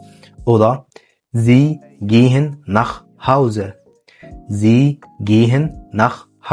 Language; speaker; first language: German; non-native, fluent; Arabic